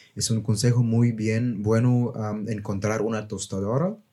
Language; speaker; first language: Spanish; non-native, fluent; Bulgarian